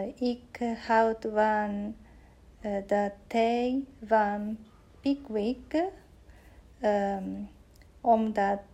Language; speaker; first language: Dutch; non-native, learner; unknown